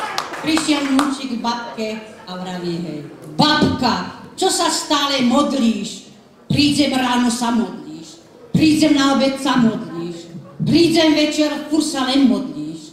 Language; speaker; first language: Slovak; native; Slovak